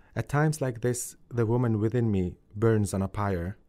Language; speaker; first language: English; early bilingual, other home language; Finnish